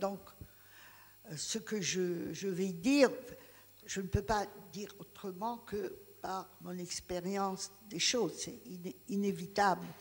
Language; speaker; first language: French; non-native, local second language; Greek